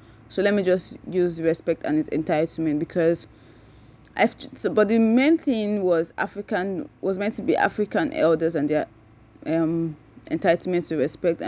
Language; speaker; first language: English; non-native, local second language; Yoruba